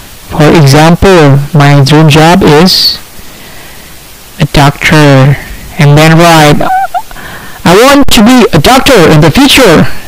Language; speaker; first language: English; non-native, fluent; Indonesian